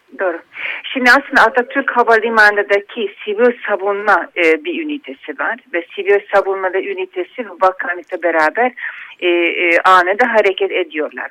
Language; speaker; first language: Turkish; non-native, fluent; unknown